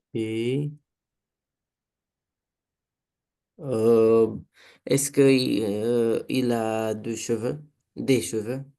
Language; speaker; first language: French; non-native, learner; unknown